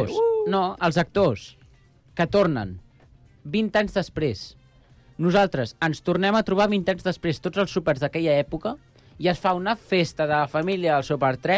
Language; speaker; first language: Catalan; native; Catalan